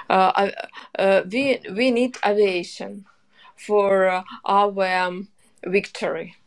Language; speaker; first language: English; non-native, learner; Ukrainian